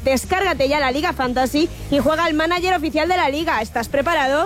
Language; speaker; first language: Spanish; native; Spanish